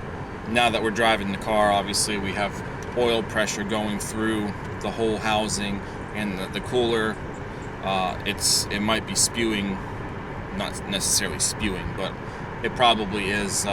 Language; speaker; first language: English; native; English